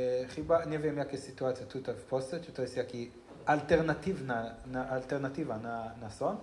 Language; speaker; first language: Polish; non-native, learner; Hebrew